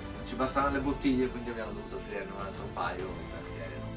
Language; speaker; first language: Italian; native; Italian